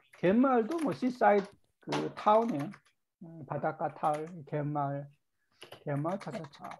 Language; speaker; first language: Korean; native; Korean